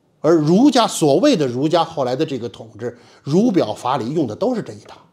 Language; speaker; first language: Chinese; native; Chinese